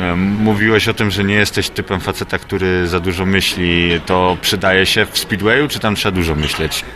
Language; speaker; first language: Polish; native; Polish